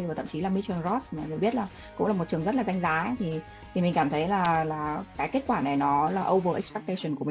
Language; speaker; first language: Vietnamese; native; Vietnamese